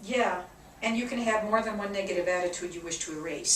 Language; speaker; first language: English; native; English